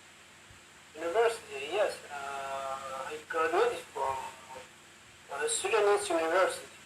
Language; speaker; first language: English; non-native, learner; Turkish